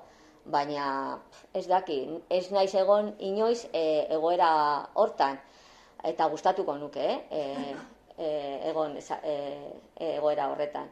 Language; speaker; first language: Basque; non-native, learner; Spanish